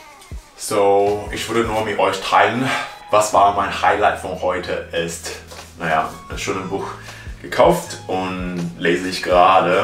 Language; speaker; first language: German; non-native, learner; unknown